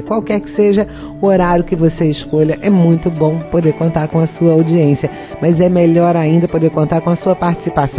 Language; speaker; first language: Portuguese; native; Portuguese